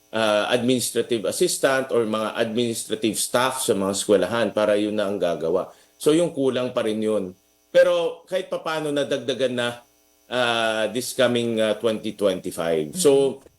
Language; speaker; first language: Filipino; native; Filipino